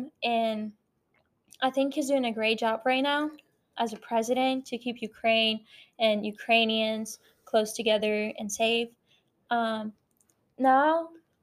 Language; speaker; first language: English; non-native, fluent; Ukrainian